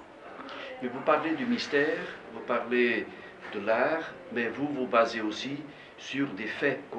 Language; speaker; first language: French; non-native, fluent; Portuguese